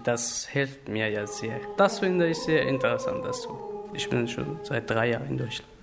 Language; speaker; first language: German; non-native, learner; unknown